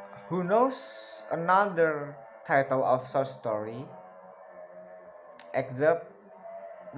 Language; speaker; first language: English; non-native, learner; Indonesian